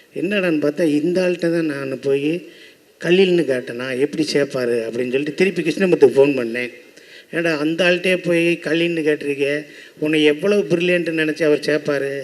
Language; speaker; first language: Tamil; native; Tamil